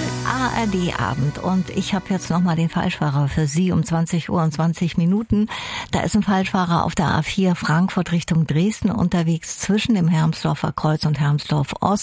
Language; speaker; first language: German; native; German